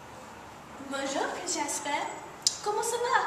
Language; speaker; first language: French; non-native, learner; English